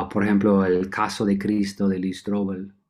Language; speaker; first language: Spanish; non-native, fluent; English